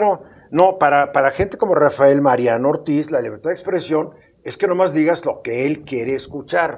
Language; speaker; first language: Spanish; native; Spanish